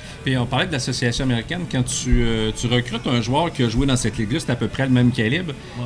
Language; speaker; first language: French; native; French